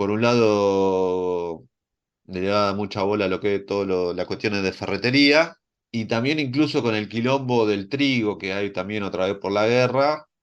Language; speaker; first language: Spanish; native; Spanish